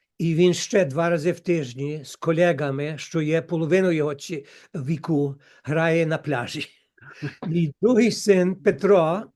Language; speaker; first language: Ukrainian; early bilingual, heritage; Ukrainian